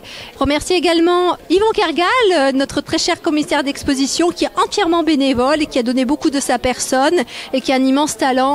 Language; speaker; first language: French; native; French